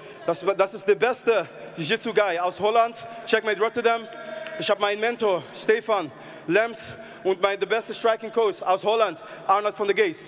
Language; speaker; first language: German; non-native, fluent; Dutch